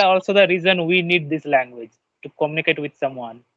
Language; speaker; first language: English; non-native, learner; Bangla